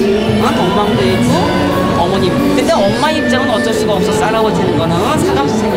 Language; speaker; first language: Korean; native; Korean